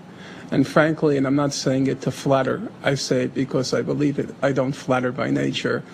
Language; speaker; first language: English; native; English